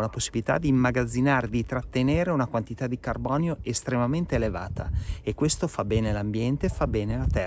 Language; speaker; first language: Italian; native; Italian